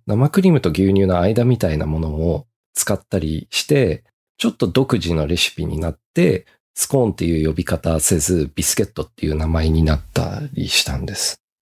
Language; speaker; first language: Japanese; early bilingual, heritage; Japanese